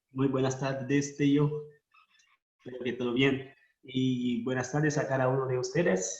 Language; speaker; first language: Spanish; non-native, fluent; Haitian Creole